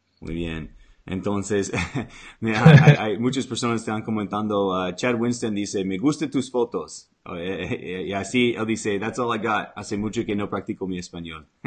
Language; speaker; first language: Spanish; non-native, learner; English